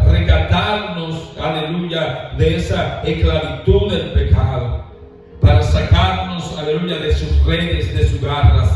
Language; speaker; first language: Spanish; native; Spanish